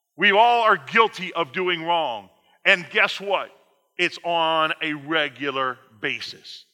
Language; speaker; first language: English; native; English